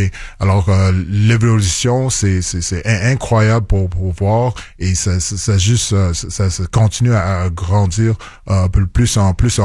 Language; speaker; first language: French; non-native, local second language; English